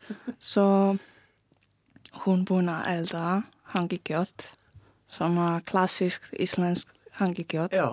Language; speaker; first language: Icelandic; non-native, learner; Polish